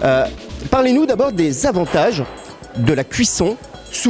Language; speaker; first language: French; native; French